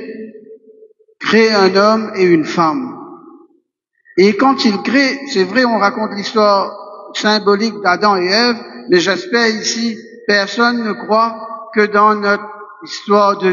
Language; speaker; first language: French; non-native, local second language; Morisyen